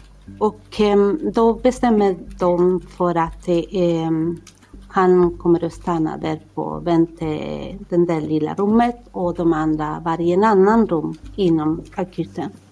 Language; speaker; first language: Swedish; non-native, fluent; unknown